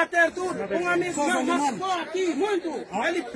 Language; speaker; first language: Portuguese; non-native, learner; Haitian Creole